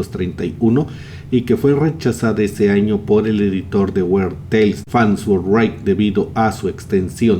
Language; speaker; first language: Spanish; native; Spanish